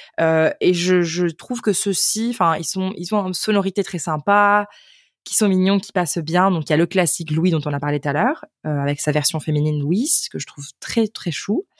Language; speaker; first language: French; native; French